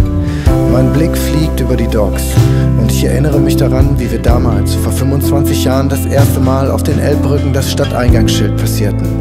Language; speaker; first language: German; native; German